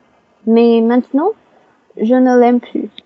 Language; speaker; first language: French; non-native, learner; Chinese